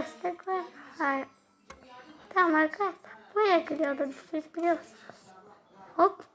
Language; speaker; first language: Turkish; early bilingual, heritage; Turkish